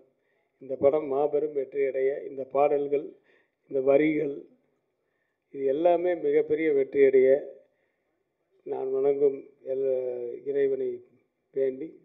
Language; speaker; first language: Tamil; native; Tamil